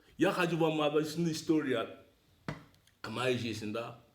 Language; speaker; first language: Russian; non-native, learner; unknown